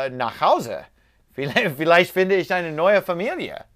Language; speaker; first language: German; non-native, learner; English